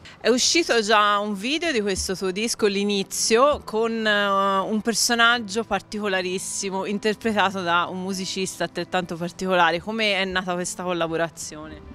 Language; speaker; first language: Italian; native; Italian